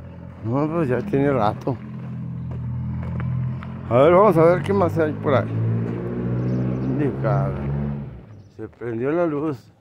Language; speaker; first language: Spanish; native; Spanish